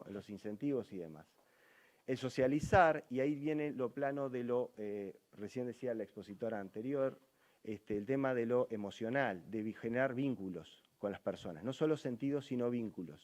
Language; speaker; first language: Spanish; native; Spanish